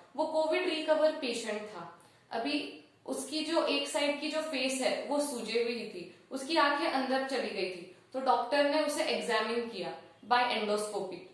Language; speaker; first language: Hindi; non-native, local second language; Marathi